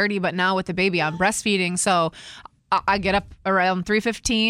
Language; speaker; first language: English; native; English